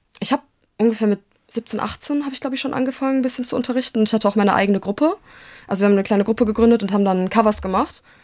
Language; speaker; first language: German; native; German